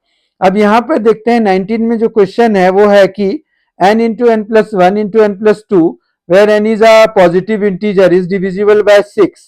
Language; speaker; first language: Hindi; native; Hindi